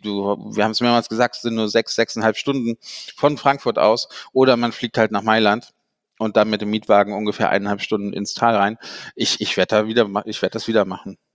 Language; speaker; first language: German; native; German